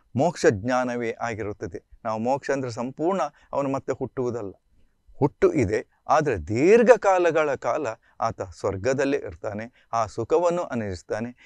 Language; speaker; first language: Kannada; native; Kannada